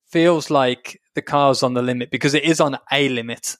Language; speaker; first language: English; native; English